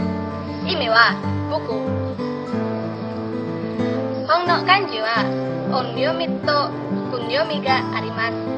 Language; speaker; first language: Japanese; non-native, learner; Indonesian